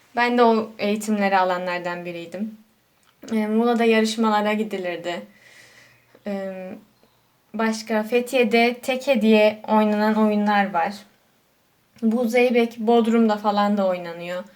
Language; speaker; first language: Turkish; native; Turkish